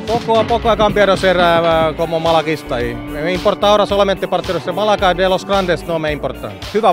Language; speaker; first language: Spanish; non-native, learner; Finnish